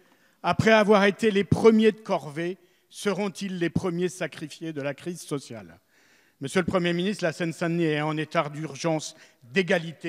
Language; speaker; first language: French; native; French